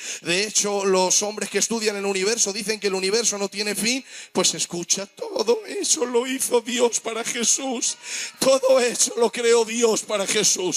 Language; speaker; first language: Spanish; native; Spanish